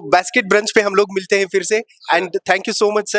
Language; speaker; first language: Hindi; non-native, local second language; Kannada